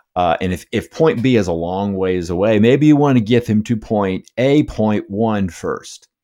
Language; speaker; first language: English; native; English